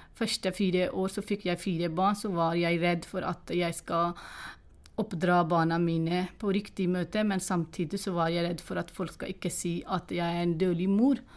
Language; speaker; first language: Norwegian; non-native, fluent; Urdu